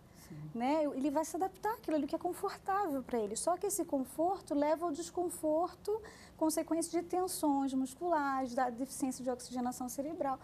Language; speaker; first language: Portuguese; native; Portuguese